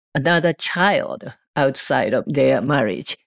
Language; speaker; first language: English; non-native, learner; Japanese